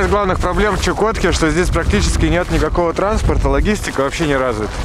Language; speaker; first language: Russian; native; Russian